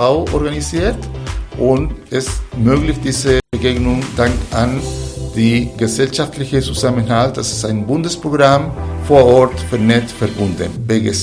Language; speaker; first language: German; non-native, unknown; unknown